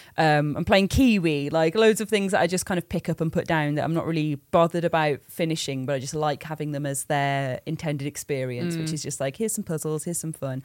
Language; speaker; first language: English; native; English